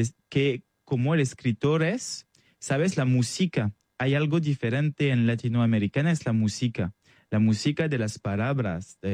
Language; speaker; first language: Spanish; non-native, learner; French